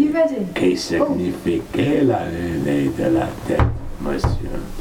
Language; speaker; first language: French; non-native, learner; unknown